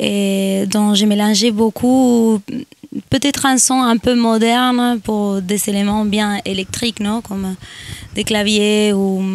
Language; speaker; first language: French; non-native, fluent; Spanish